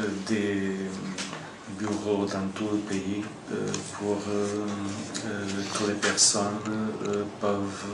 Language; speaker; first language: French; non-native, fluent; Portuguese